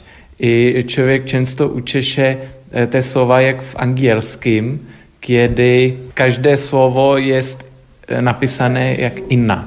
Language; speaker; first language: Polish; non-native, learner; Czech